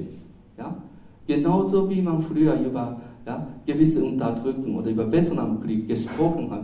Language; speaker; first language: German; non-native, fluent; Japanese